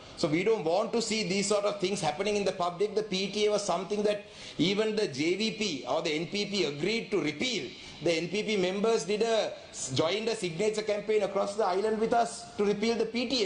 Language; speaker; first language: English; non-native, local second language; Tamil